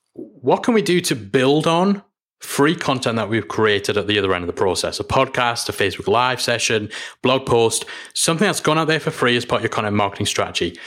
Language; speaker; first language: English; native; English